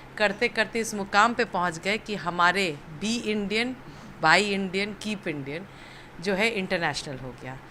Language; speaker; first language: Hindi; native; Hindi